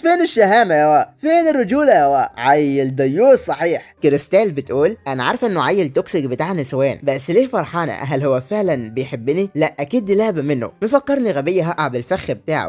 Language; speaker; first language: Arabic; native; Arabic